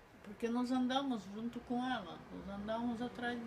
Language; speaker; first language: Portuguese; non-native, fluent; Polish